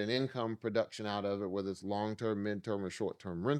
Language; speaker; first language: English; native; English